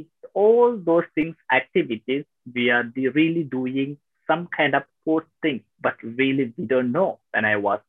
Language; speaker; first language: English; non-native, local second language; Tamil